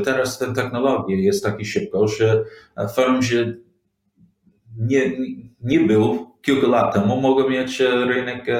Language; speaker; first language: Polish; non-native, learner; English